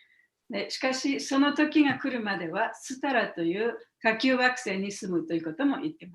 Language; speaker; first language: Japanese; native; Japanese